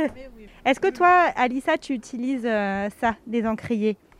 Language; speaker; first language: French; native; French